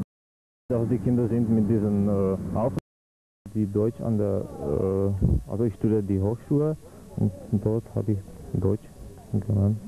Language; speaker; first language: German; non-native, learner; Czech